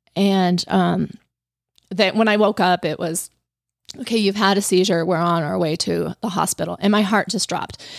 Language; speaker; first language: English; native; English